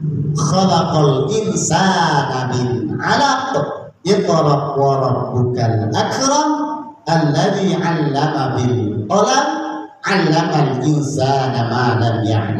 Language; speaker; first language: Malay; native; Malay